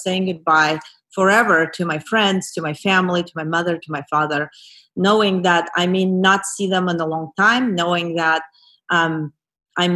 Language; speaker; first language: English; non-native, fluent; Azerbaijani